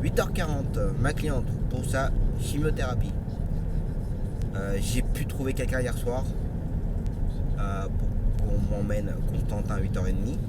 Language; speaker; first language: French; native; French